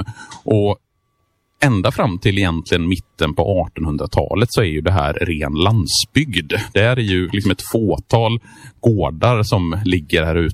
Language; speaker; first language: Swedish; native; Swedish